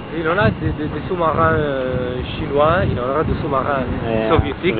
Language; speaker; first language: French; non-native, fluent; Arabic